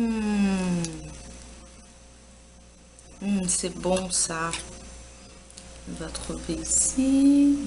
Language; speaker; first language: French; non-native, fluent; Portuguese